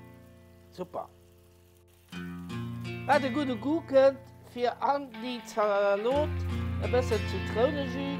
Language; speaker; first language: German; non-native, local second language; Luxembourgish